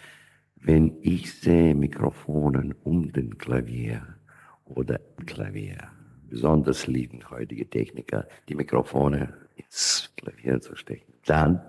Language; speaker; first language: German; non-native, fluent; Russian